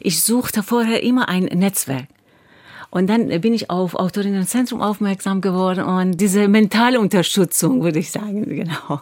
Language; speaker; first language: German; non-native, fluent; Persian